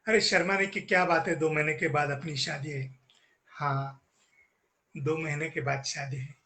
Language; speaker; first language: Hindi; non-native, local second language; Marathi